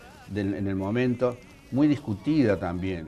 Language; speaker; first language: Spanish; native; Spanish